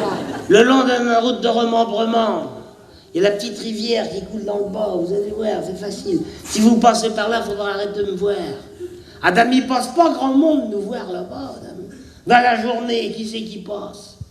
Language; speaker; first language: French; native; French